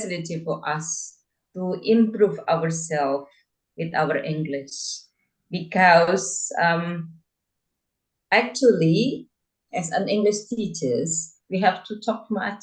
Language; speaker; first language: English; non-native, fluent; Indonesian